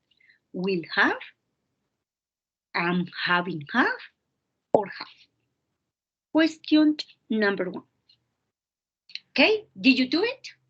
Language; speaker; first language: English; non-native, fluent; Spanish